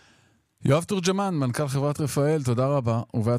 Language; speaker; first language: Hebrew; native; Hebrew